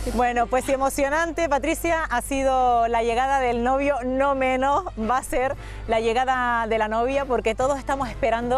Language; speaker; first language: Spanish; native; Spanish